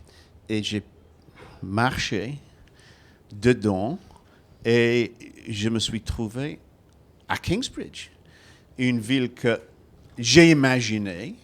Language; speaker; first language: French; non-native, fluent; Welsh